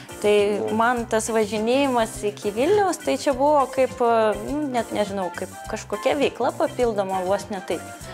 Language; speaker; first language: Lithuanian; non-native, fluent; Russian